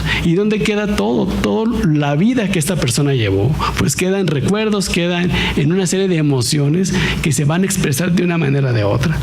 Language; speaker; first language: Spanish; native; Spanish